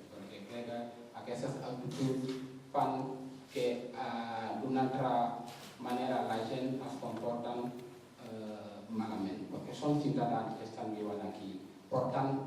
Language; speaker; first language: Catalan; non-native, fluent; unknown